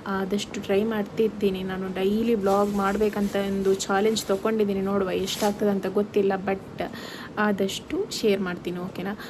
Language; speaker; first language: Kannada; non-native, local second language; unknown